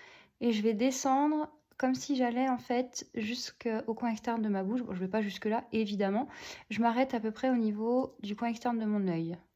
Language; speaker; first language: French; native; French